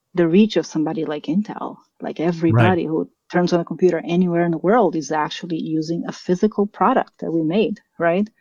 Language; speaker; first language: English; non-native, fluent; Portuguese